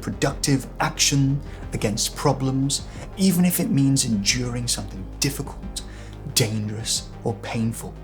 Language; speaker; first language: English; native; English